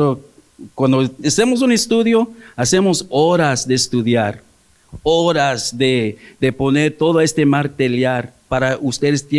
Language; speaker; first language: Spanish; early bilingual, heritage; English